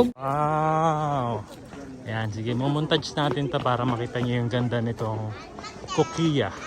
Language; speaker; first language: Filipino; native; Filipino